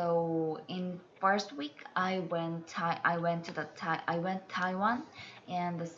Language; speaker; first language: English; non-native, learner; Korean